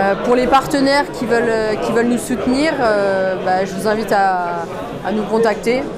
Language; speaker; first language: French; native; French